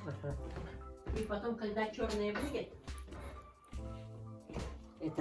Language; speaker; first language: Russian; non-native, local second language; Yakut